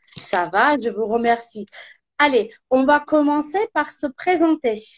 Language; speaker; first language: French; non-native, fluent; Armenian